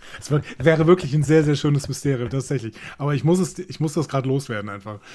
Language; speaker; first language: German; native; German